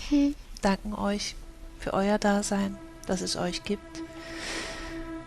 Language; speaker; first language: German; native; German